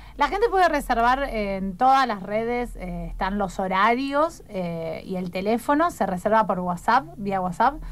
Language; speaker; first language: Spanish; native; Spanish